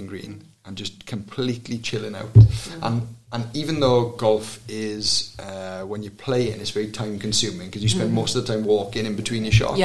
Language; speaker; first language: English; native; English